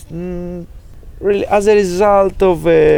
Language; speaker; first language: English; non-native, fluent; Greek